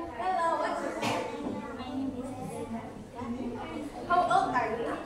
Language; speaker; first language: English; non-native, learner; Indonesian